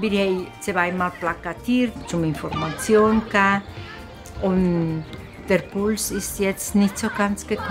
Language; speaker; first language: German; non-native, learner; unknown